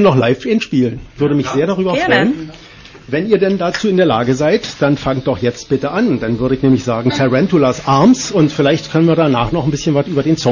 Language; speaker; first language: German; native; German